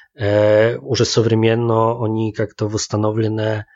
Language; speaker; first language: Russian; non-native, fluent; Polish